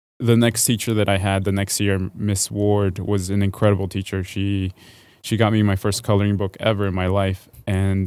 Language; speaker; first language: English; early bilingual, other home language; Spanish